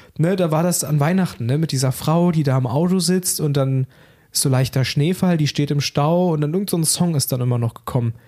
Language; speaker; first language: German; native; German